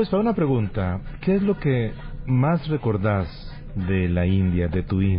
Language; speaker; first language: Spanish; native; Spanish